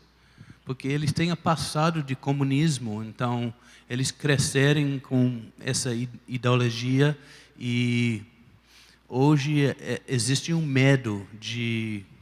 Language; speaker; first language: Portuguese; non-native, fluent; English